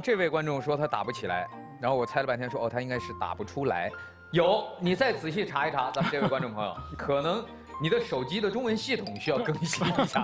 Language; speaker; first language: Chinese; native; Chinese